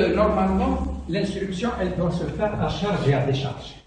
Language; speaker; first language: French; non-native, local second language; Arabic